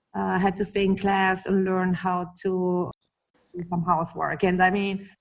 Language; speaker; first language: English; non-native, fluent; Italian